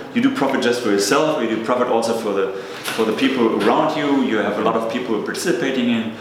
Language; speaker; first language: English; non-native, fluent; German